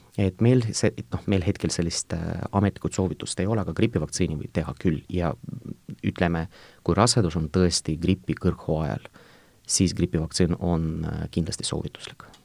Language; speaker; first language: Estonian; non-native, local second language; Russian